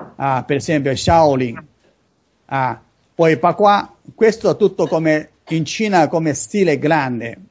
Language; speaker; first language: Italian; non-native, learner; Chinese